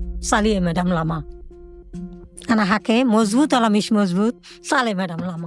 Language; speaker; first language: Arabic; non-native, learner; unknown